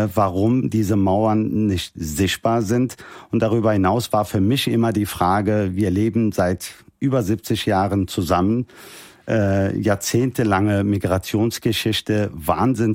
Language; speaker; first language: German; early bilingual, other home language; Turkish